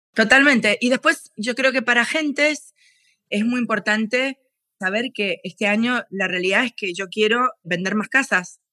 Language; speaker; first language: Spanish; native; Spanish